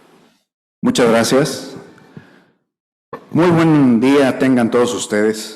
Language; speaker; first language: Spanish; native; Spanish